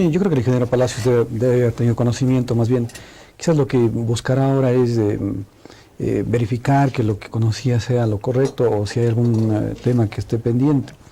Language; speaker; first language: Spanish; native; Spanish